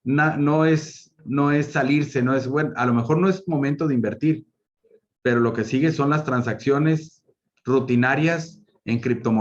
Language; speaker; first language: Spanish; native; Spanish